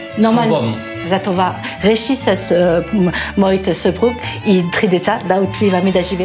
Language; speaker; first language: Bulgarian; non-native, learner; French